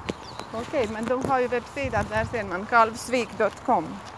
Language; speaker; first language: Swedish; non-native, fluent; Latvian